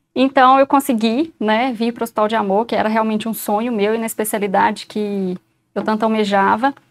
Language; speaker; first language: Portuguese; native; Portuguese